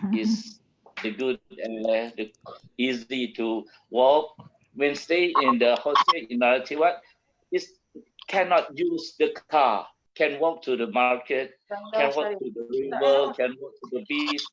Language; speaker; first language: English; non-native, learner; Malay